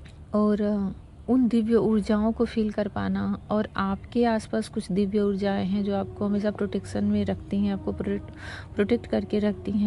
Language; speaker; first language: Hindi; native; Hindi